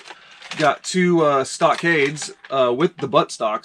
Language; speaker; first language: English; native; English